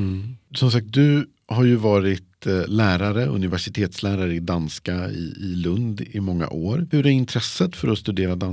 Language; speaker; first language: Swedish; native; Swedish